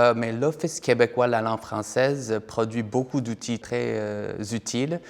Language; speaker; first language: French; non-native, fluent; English